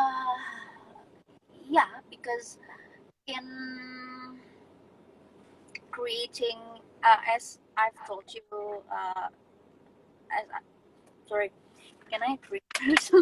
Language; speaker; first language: English; non-native, fluent; Indonesian